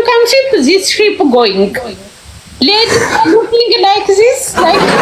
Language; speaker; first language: English; non-native, learner; Amharic